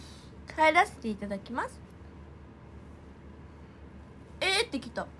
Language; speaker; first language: Japanese; native; Japanese